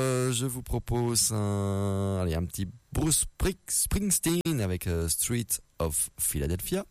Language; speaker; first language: French; native; French